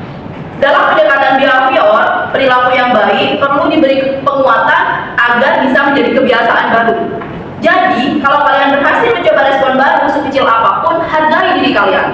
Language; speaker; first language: Indonesian; native; Indonesian